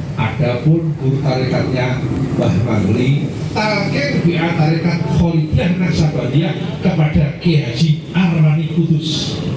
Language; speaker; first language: Indonesian; non-native, local second language; Javanese